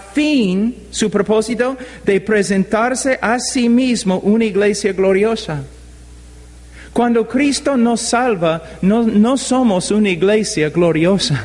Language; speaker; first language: Spanish; non-native, fluent; English